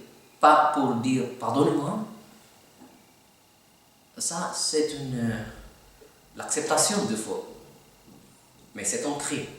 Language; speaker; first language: French; non-native, learner; Filipino